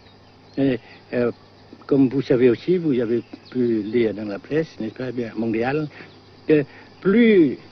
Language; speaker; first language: French; non-native, local second language; Vietnamese